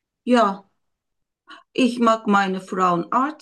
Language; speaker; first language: German; non-native, learner; Turkish